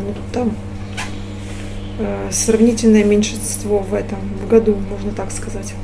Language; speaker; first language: Russian; native; Russian